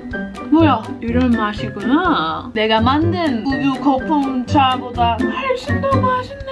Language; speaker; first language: Korean; non-native, learner; English